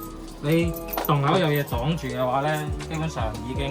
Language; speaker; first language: Chinese; native; Chinese